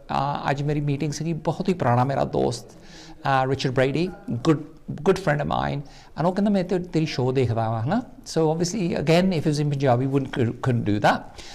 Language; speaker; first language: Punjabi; early bilingual, heritage; Punjabi